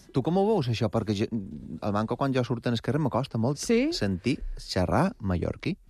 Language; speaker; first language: Catalan; native; Catalan